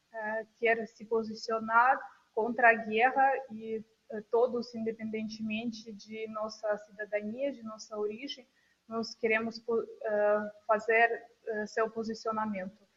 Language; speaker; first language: Portuguese; non-native, fluent; Russian